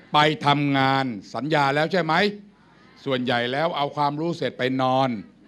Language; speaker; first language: Thai; native; Thai